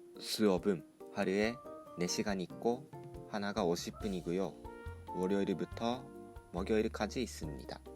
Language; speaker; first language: Korean; non-native, fluent; Japanese